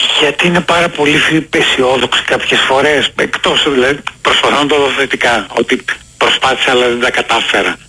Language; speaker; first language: Greek; native; Greek